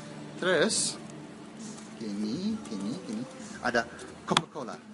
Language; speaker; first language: Indonesian; non-native, learner; English